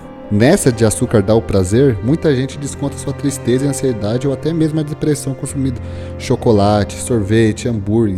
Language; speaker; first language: Portuguese; native; Portuguese